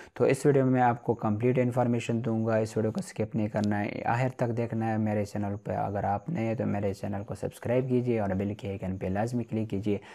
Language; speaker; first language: Urdu; non-native, local second language; Pashto